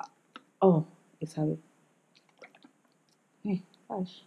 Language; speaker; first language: German; non-native, learner; Filipino